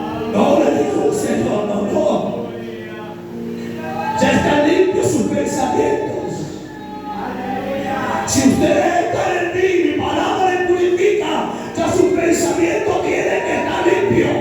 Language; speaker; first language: Spanish; native; Spanish